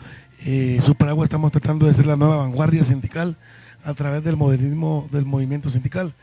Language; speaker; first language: Spanish; native; Spanish